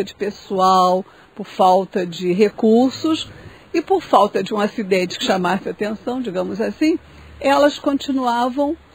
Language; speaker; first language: Portuguese; native; Portuguese